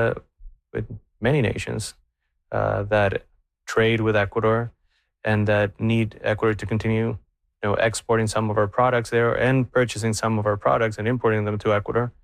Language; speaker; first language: English; non-native, fluent; Spanish